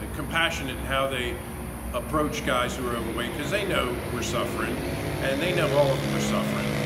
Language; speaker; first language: English; native; English